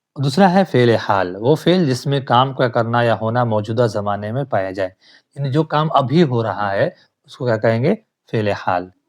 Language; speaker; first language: Urdu; native; Urdu